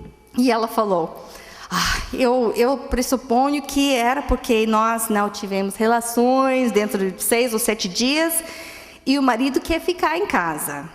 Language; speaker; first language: Portuguese; non-native, fluent; English